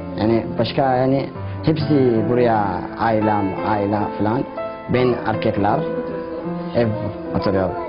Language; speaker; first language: Turkish; non-native, learner; Somali